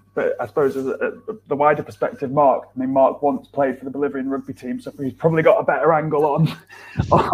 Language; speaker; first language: English; native; English